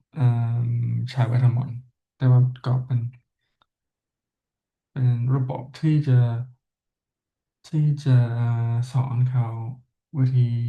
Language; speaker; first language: Thai; non-native, learner; English